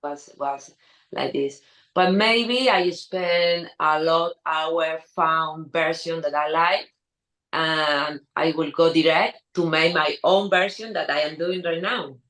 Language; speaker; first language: English; non-native, learner; Spanish